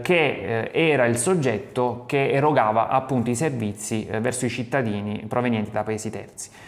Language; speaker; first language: Italian; native; Italian